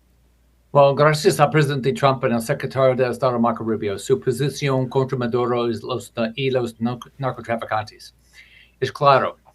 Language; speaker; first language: Spanish; non-native, learner; English